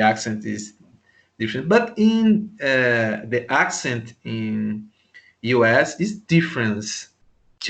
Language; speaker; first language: English; non-native, learner; Portuguese